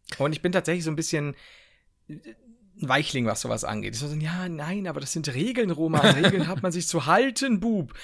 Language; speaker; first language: German; native; German